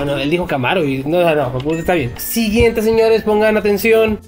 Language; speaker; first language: Spanish; native; Spanish